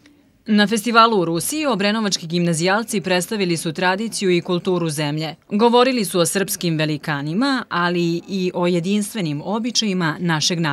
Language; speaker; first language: Serbian; native; Serbian